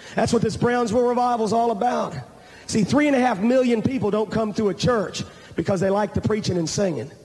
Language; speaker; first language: English; native; English